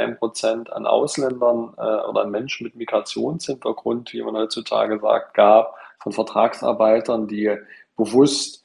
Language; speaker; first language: German; native; German